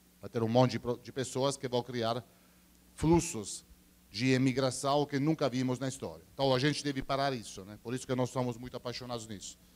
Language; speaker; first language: Portuguese; non-native, fluent; Italian